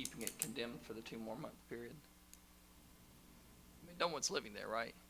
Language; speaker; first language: English; native; English